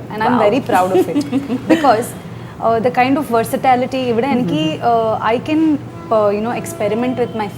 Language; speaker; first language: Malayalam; non-native, learner; Kannada